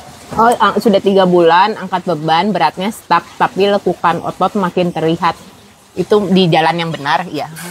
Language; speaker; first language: Indonesian; native; Indonesian